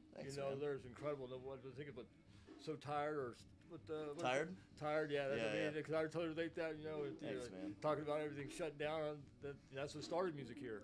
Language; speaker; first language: English; native; English